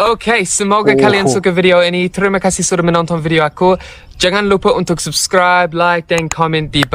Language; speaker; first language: Indonesian; non-native, learner; English